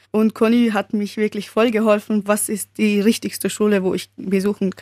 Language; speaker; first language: German; early bilingual, other home language; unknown